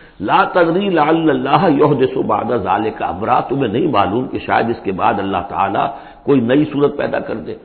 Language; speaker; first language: Urdu; native; Urdu